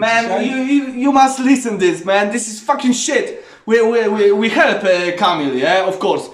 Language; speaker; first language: English; non-native, learner; Polish